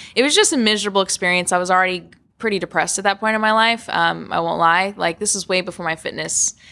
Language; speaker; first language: English; native; English